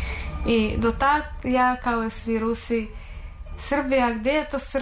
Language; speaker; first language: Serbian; non-native, fluent; Russian